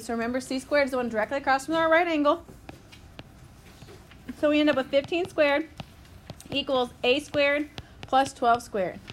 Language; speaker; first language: English; native; English